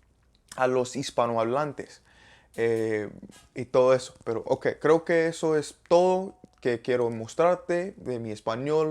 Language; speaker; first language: Spanish; non-native, learner; English